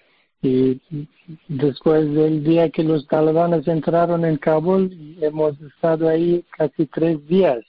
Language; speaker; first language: Spanish; non-native, learner; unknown